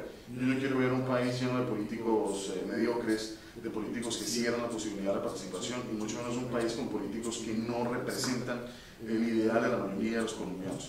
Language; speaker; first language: Spanish; native; Spanish